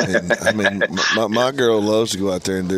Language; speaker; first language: English; native; English